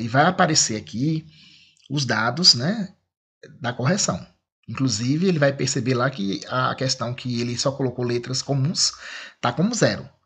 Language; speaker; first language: Portuguese; native; Portuguese